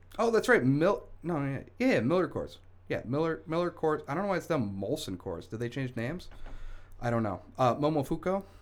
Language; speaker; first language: English; native; English